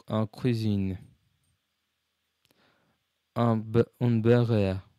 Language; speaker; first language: French; non-native, learner; English